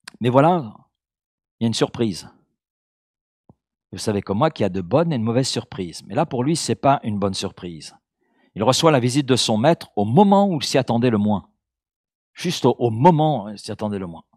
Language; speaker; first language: French; native; French